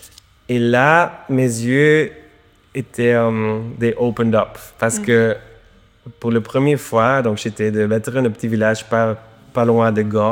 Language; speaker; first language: French; non-native, learner; Dutch